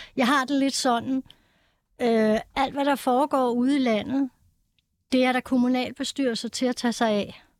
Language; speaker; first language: Danish; native; Danish